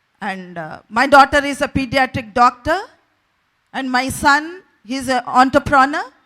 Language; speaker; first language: English; non-native, local second language; Telugu